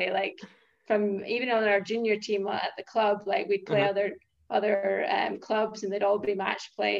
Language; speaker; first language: English; native; English